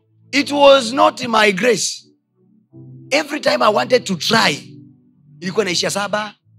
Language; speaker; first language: English; non-native, local second language; Swahili